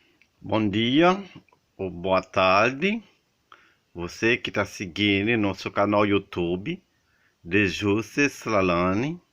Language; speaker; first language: Portuguese; non-native, learner; Haitian Creole